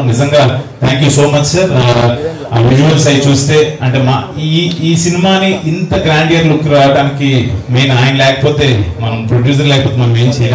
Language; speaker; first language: Telugu; native; Telugu